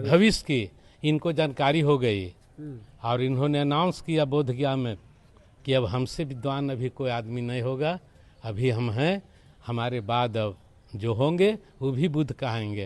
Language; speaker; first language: Hindi; native; Hindi